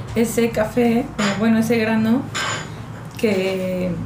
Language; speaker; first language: Spanish; native; Spanish